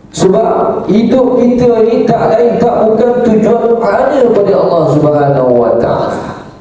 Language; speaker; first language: Malay; native; Malay